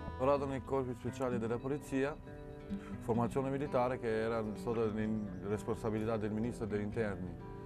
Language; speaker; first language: Italian; non-native, fluent; Albanian